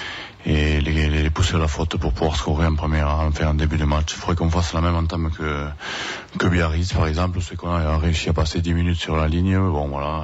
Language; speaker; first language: French; native; French